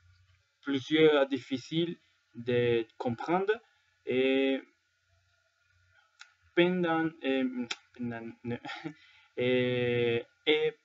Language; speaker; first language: French; non-native, learner; Spanish